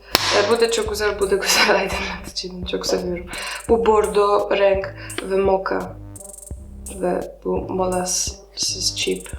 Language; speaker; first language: Turkish; non-native, learner; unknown